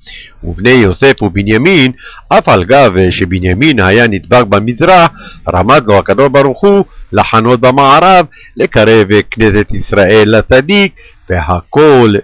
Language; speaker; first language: Hebrew; native; Hebrew